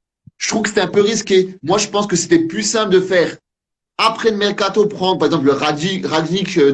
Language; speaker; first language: French; native; French